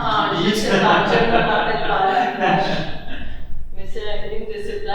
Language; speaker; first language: French; non-native, fluent; Spanish